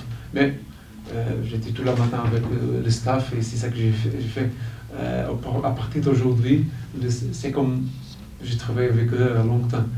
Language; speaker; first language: French; non-native, fluent; Portuguese